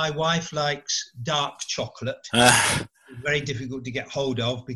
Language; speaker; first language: English; native; English